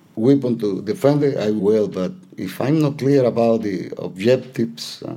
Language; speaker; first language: English; non-native, fluent; Spanish